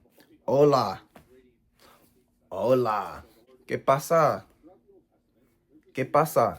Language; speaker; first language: Spanish; non-native, learner; English